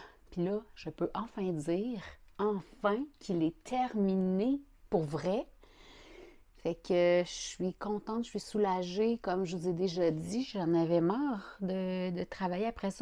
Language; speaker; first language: French; native; French